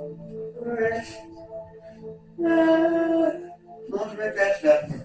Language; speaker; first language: French; native; French